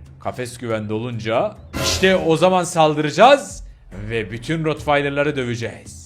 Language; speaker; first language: Turkish; native; Turkish